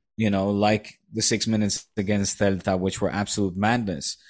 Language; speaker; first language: English; non-native, fluent; Dutch